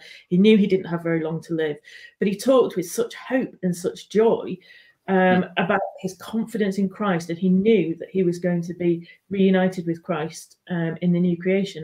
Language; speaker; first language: English; native; English